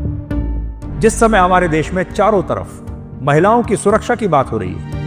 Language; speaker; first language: Hindi; native; Hindi